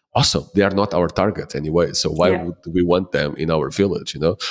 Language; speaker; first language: English; non-native, fluent; Portuguese